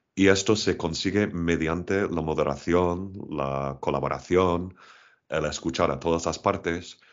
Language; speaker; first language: Spanish; non-native, fluent; English